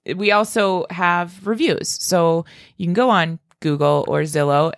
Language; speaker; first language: English; native; English